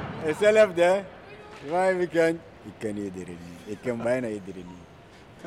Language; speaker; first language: Dutch; non-native, learner; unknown